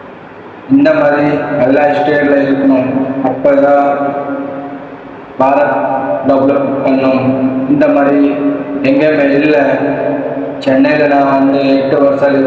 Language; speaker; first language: Tamil; non-native, local second language; Hindi